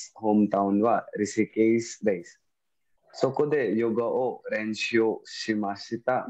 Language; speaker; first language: Japanese; non-native, learner; Hindi